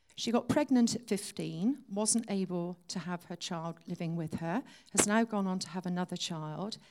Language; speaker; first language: English; native; English